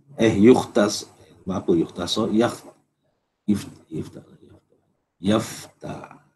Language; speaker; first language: Arabic; non-native, learner; Malay